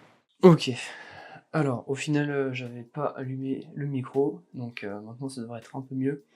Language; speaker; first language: French; native; French